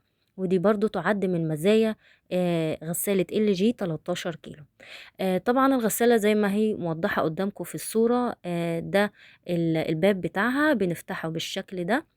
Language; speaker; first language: Arabic; native; Arabic